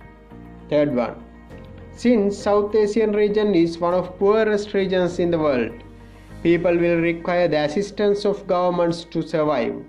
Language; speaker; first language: English; non-native, local second language; Sinhala